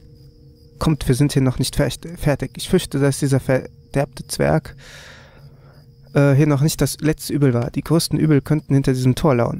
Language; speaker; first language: German; native; German